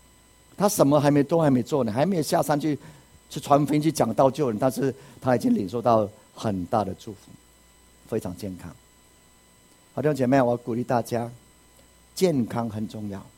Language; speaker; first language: Chinese; native; Chinese